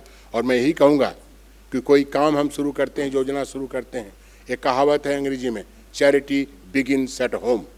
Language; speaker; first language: Hindi; non-native, local second language; Bangla